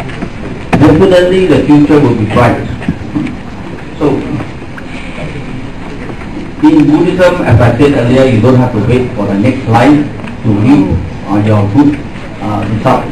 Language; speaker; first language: English; non-native, local second language; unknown